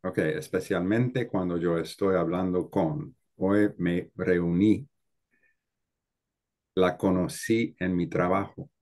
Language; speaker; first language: Spanish; non-native, fluent; English